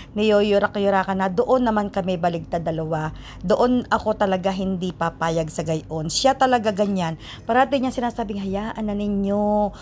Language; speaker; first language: Filipino; native; Filipino